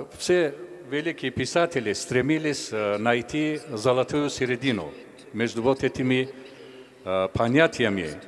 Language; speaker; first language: Russian; non-native, local second language; Tajik